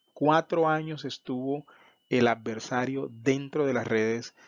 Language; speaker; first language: Spanish; native; Spanish